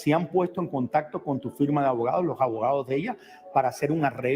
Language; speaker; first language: Spanish; native; Spanish